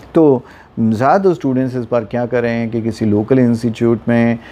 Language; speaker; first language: Hindi; native; Hindi